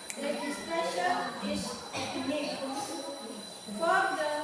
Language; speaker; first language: English; non-native, learner; Indonesian